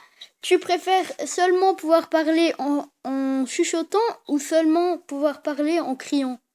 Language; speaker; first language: French; native; French